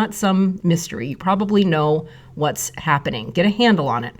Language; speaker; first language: English; native; English